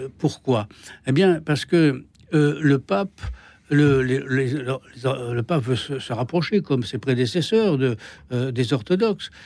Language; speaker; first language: French; native; French